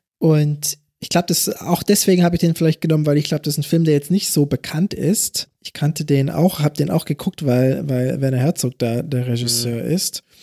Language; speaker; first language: German; early bilingual, other home language; English